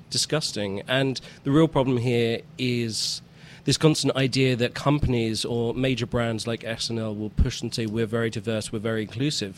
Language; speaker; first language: English; native; English